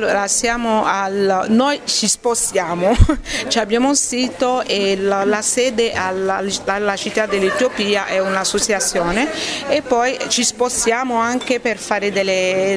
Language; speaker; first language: Italian; non-native, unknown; French